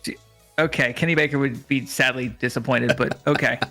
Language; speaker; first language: English; native; English